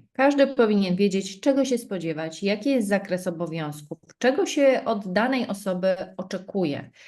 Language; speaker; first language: Polish; native; Polish